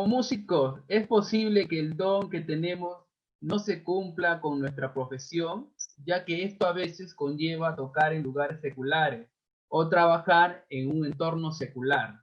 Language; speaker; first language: Spanish; native; Spanish